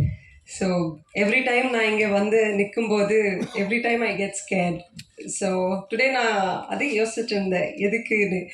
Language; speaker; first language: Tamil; non-native, fluent; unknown